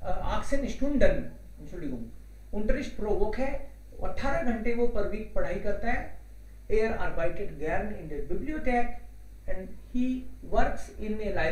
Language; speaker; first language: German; non-native, fluent; Hindi